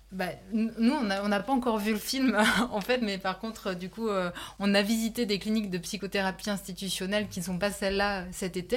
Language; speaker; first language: French; native; French